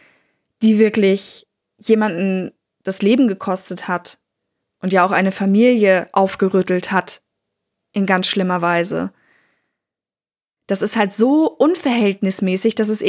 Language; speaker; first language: German; native; German